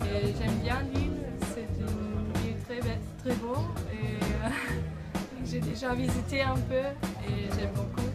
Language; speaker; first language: French; non-native, learner; German